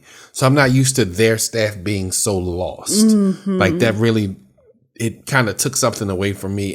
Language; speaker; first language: English; native; English